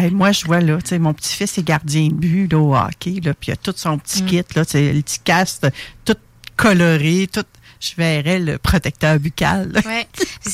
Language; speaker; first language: French; native; French